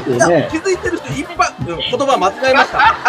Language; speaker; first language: Japanese; native; Japanese